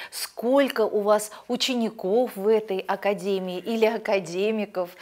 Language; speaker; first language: Russian; native; Russian